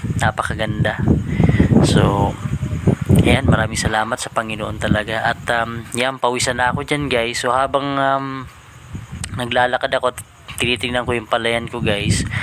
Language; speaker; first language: Filipino; native; Filipino